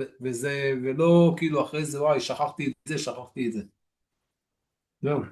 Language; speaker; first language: Hebrew; native; Hebrew